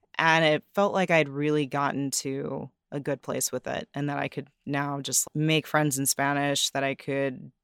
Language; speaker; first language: English; native; English